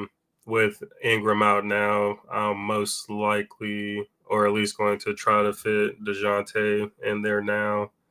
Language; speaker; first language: English; native; English